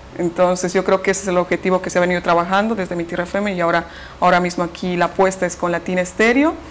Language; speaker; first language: Spanish; native; Spanish